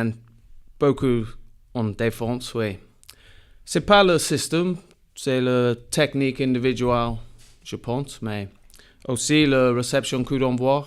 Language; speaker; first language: French; non-native, learner; English